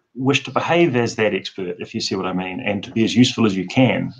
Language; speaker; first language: English; native; English